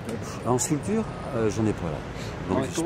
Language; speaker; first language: French; native; French